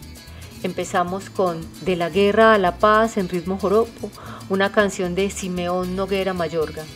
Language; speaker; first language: Spanish; native; Spanish